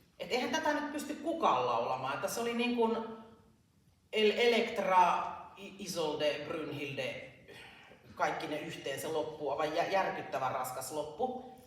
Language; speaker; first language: Finnish; native; Finnish